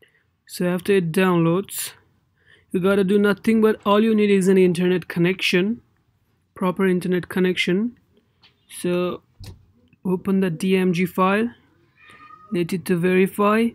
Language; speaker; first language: English; non-native, local second language; Nepali